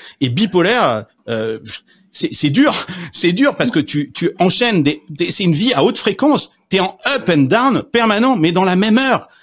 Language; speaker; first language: French; native; French